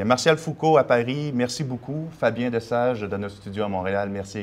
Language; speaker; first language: French; native; French